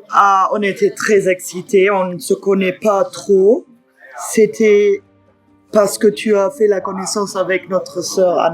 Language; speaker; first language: French; non-native, fluent; German